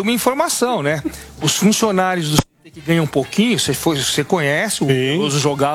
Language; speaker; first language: Portuguese; native; Portuguese